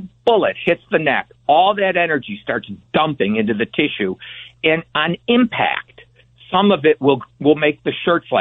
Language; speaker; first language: English; native; English